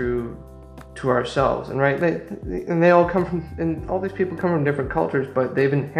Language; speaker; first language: English; native; English